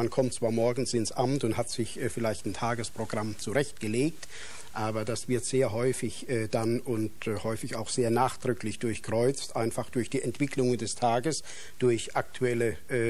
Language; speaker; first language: German; native; German